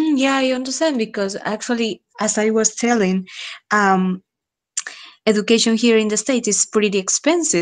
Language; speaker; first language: English; non-native, fluent; Spanish